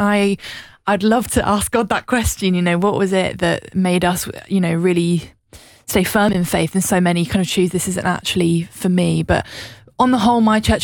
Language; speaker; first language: English; native; English